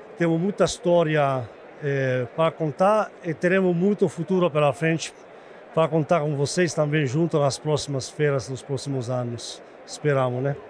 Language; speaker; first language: Portuguese; non-native, fluent; Italian